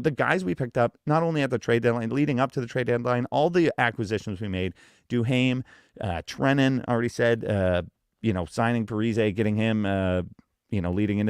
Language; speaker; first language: English; native; English